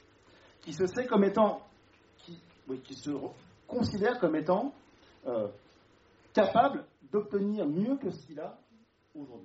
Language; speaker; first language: French; native; French